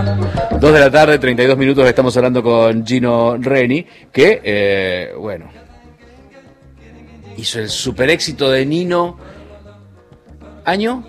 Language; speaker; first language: Spanish; native; Spanish